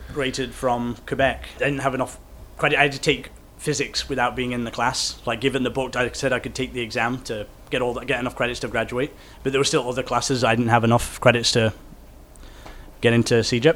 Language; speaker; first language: English; native; English